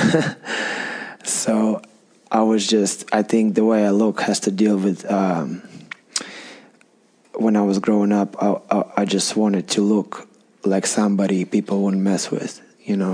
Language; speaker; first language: English; non-native, fluent; Russian